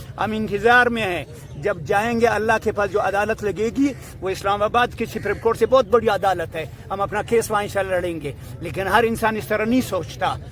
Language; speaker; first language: Urdu; non-native, local second language; Pashto